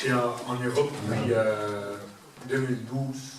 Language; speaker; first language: French; non-native, fluent; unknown